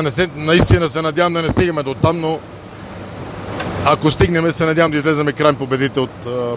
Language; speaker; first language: Bulgarian; native; Bulgarian